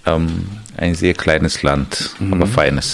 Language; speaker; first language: German; non-native, fluent; Armenian